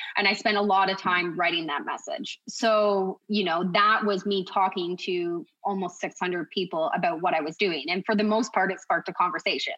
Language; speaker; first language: English; native; English